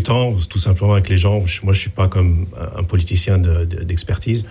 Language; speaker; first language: French; non-native, local second language; Arabic